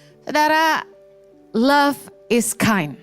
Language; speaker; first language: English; non-native, fluent; Indonesian